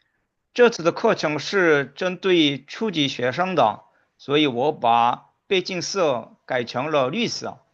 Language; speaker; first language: Chinese; non-native, fluent; Korean